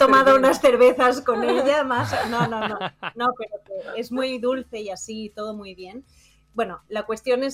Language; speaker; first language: Spanish; native; Spanish